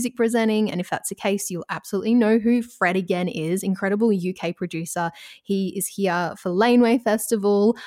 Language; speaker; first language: English; native; English